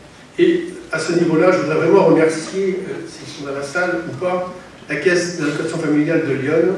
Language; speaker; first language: French; native; French